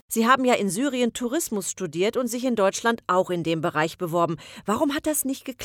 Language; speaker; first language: German; native; German